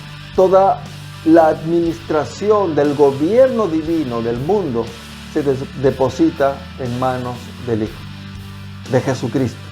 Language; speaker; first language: Spanish; native; Spanish